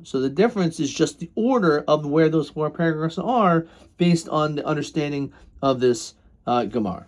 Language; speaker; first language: English; native; English